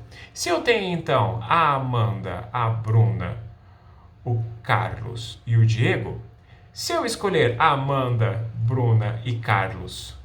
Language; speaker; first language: Portuguese; native; Portuguese